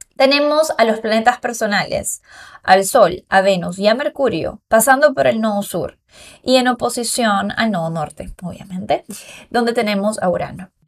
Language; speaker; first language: Spanish; native; Spanish